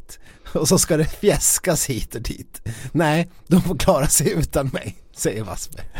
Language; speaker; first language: Swedish; native; Swedish